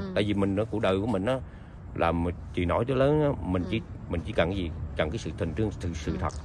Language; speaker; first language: Vietnamese; native; Vietnamese